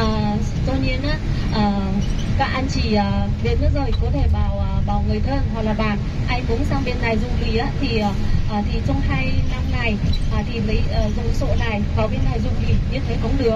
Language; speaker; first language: Vietnamese; non-native, fluent; Chinese